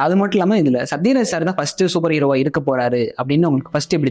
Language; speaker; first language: Tamil; native; Tamil